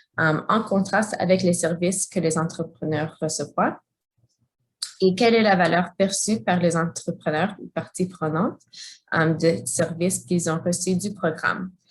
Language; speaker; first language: French; non-native, fluent; English